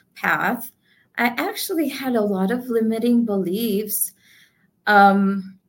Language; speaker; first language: English; non-native, local second language; Gujarati